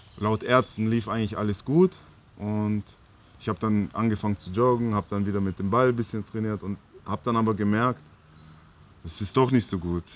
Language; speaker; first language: German; native; German